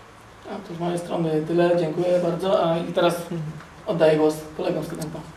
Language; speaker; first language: Polish; native; Polish